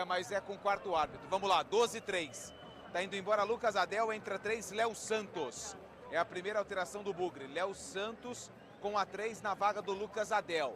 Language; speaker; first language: Portuguese; native; Portuguese